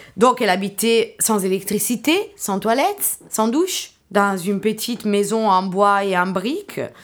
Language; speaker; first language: French; non-native, fluent; Italian